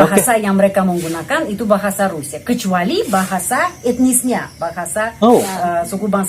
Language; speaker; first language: Indonesian; non-native, fluent; Russian